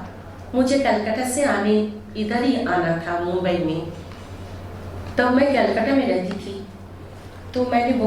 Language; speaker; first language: Hindi; non-native, local second language; Bangla